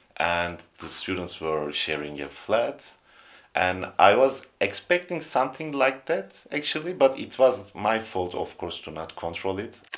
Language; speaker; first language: English; non-native, fluent; Turkish